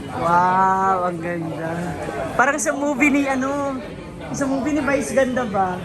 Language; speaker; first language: Filipino; non-native, local second language; Iloko